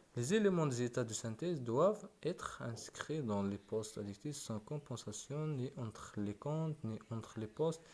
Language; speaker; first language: French; non-native, local second language; Arabic